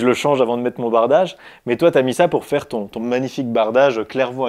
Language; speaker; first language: French; native; French